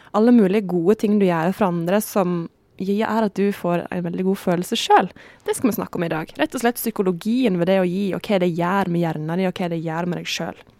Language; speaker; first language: Norwegian; native; Norwegian